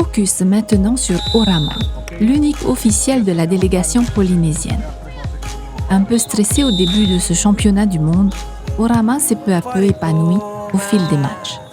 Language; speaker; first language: French; native; French